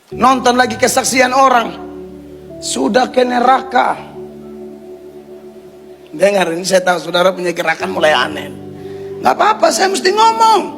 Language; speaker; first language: Indonesian; native; Indonesian